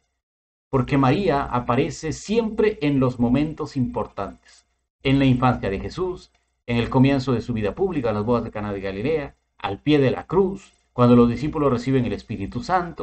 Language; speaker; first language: Spanish; native; Spanish